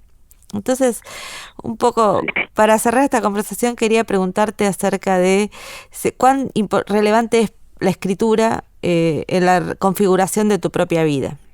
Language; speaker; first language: Spanish; native; Spanish